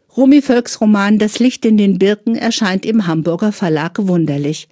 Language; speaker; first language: German; native; German